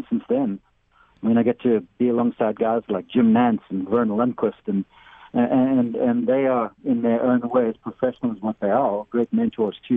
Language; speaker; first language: English; native; English